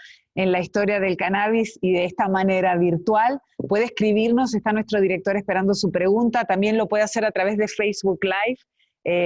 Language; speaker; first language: Spanish; native; Spanish